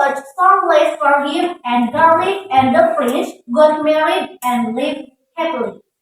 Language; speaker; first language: English; non-native, learner; Indonesian